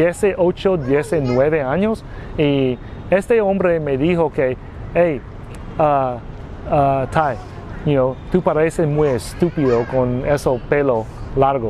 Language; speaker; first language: Spanish; non-native, learner; Vietnamese